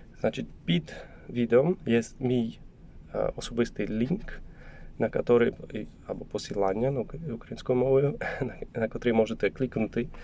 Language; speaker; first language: Ukrainian; non-native, learner; Polish